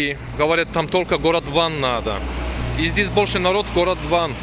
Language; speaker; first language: Russian; non-native, learner; Turkish